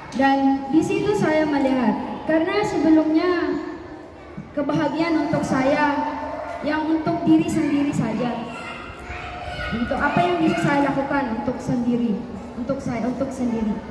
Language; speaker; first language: Indonesian; non-native, learner; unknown